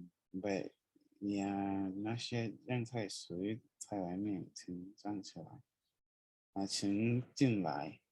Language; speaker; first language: Chinese; non-native, fluent; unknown